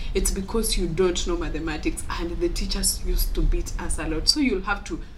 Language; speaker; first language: English; non-native, local second language; Luo (Kenya and Tanzania)